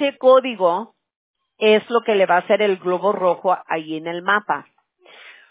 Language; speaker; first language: Spanish; early bilingual, heritage; Spanish